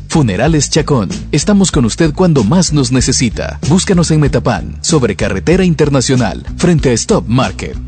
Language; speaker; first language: Spanish; native; Spanish